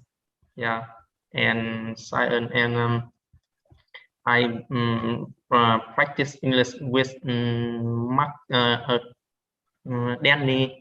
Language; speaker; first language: English; non-native, learner; Vietnamese